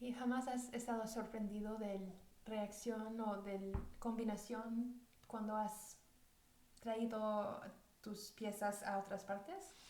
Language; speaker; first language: Spanish; early bilingual, heritage; Spanish